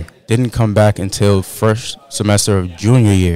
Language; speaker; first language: English; native; English